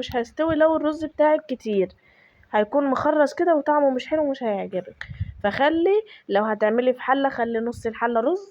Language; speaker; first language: Arabic; native; Arabic